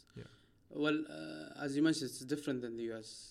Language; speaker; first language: English; non-native, fluent; Arabic